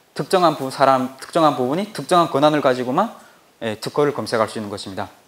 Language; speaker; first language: Korean; native; Korean